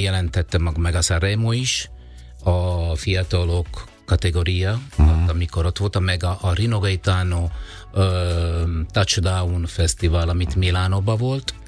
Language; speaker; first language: Hungarian; non-native, fluent; Italian